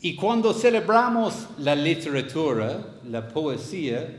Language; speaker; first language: Spanish; non-native, fluent; English